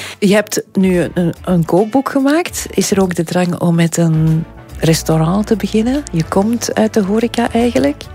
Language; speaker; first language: Dutch; native; Dutch